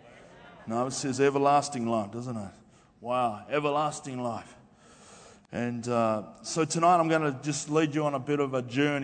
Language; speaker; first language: English; native; English